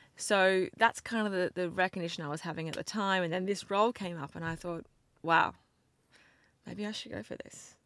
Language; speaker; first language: English; native; English